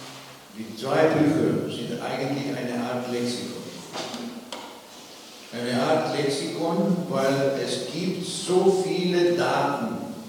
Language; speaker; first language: German; non-native, fluent; Slovenian